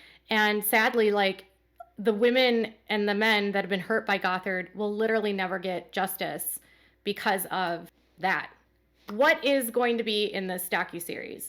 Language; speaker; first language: English; native; English